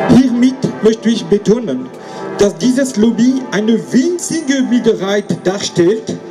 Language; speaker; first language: German; non-native, fluent; French